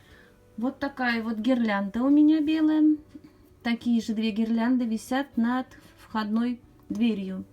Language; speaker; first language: Russian; native; Russian